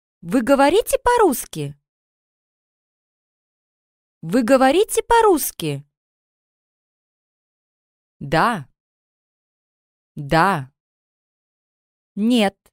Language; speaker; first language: Russian; non-native, learner; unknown